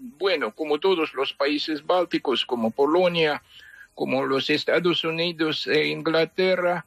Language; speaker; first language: Spanish; non-native, fluent; Ukrainian